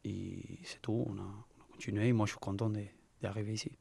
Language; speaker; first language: French; non-native, learner; Spanish